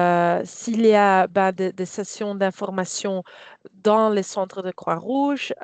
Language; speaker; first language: French; non-native, fluent; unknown